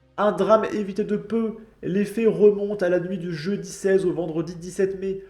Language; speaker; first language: French; native; French